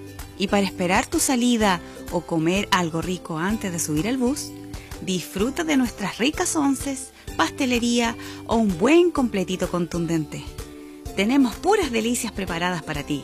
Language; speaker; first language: Spanish; native; Spanish